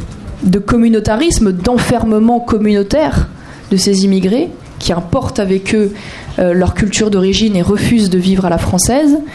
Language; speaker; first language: French; native; French